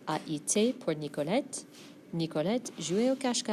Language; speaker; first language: French; non-native, fluent; English